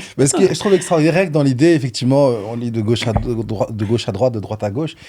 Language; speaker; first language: French; early bilingual, other home language; Arabic